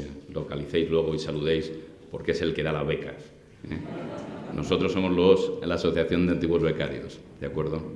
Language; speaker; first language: Spanish; native; Spanish